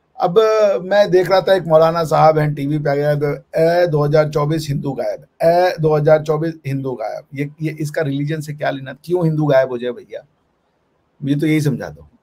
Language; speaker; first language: Hindi; native; Hindi